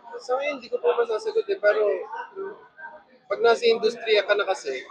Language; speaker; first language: Filipino; native; Filipino